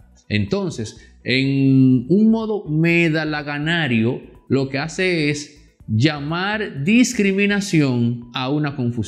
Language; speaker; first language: Spanish; native; Spanish